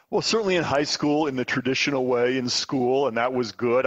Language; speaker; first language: English; native; English